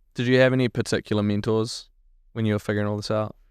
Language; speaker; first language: English; native; English